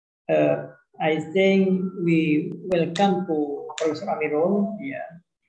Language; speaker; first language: English; non-native, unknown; Indonesian